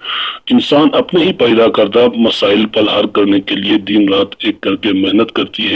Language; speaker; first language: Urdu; non-native, local second language; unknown